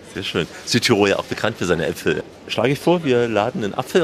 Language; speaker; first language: German; native; German